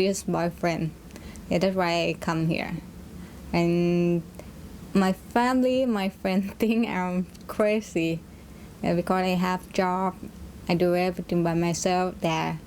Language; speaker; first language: English; non-native, learner; Thai